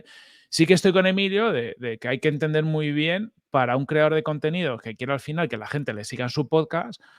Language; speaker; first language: Spanish; native; Spanish